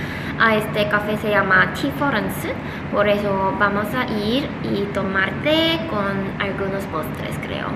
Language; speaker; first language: Spanish; non-native, fluent; Korean